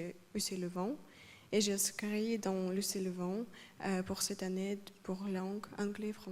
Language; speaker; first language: French; non-native, learner; Ukrainian